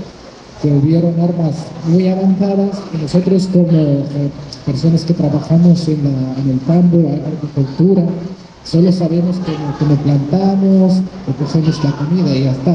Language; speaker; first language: Spanish; non-native, fluent; Arabic